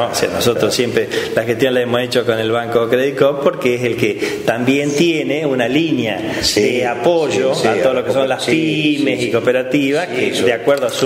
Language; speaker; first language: Spanish; native; Spanish